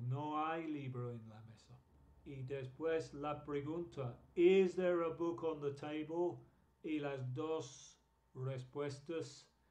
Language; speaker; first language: Spanish; non-native, fluent; English